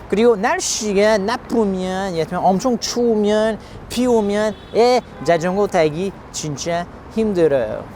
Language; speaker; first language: Korean; non-native, learner; English